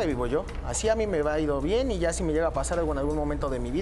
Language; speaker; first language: Spanish; native; Spanish